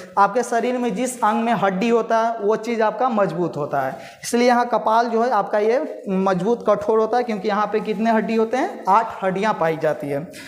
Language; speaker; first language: Hindi; native; Hindi